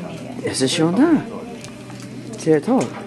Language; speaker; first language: German; non-native, learner; English